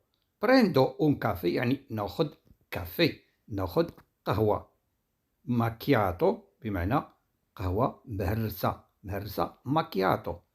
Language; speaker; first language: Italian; non-native, fluent; Arabic